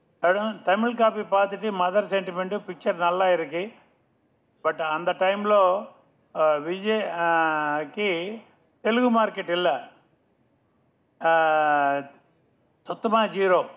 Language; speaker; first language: Tamil; non-native, local second language; Telugu